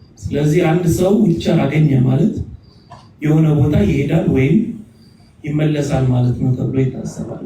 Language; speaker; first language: Amharic; native; Amharic